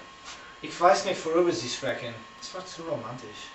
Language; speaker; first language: German; non-native, learner; English